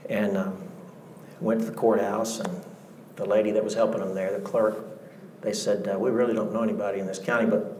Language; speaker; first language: English; native; English